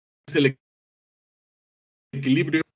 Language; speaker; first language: Spanish; native; Spanish